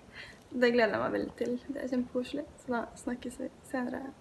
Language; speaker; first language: Norwegian; native; Norwegian